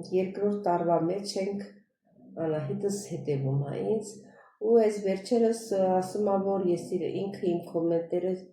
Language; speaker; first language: Armenian; native; Armenian